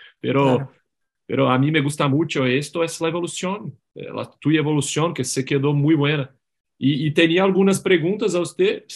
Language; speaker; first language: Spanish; non-native, learner; Portuguese